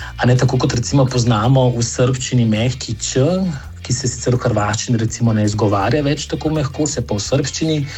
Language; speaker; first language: Slovenian; native; Slovenian